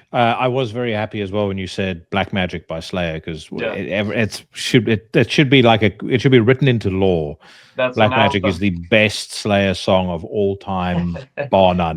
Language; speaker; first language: English; native; English